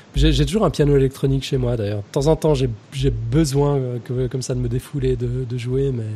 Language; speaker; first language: French; native; French